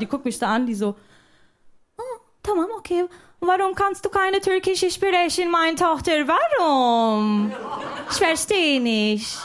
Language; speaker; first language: German; early bilingual, other home language; Arabic